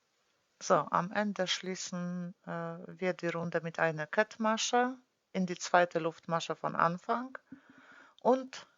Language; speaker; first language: German; non-native, fluent; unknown